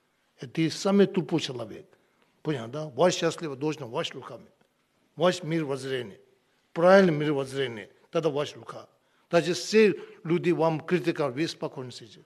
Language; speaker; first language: Russian; non-native, learner; Tibetan